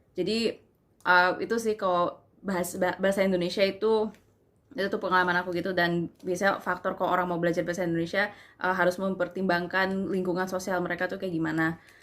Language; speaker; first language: Indonesian; early bilingual, heritage; English